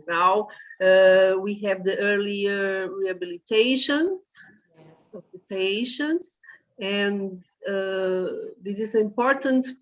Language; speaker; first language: English; non-native, fluent; Portuguese